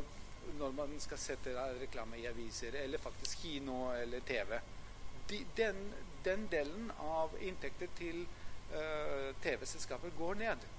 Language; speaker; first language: Norwegian; non-native, fluent; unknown